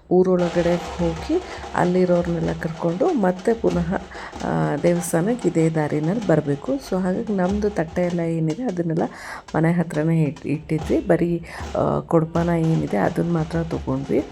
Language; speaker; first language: Kannada; native; Kannada